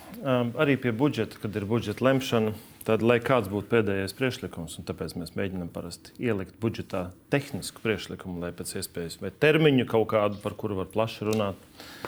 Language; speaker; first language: Latvian; native; Latvian